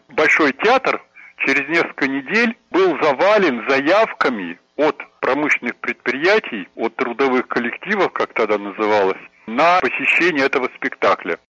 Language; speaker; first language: Russian; native; Russian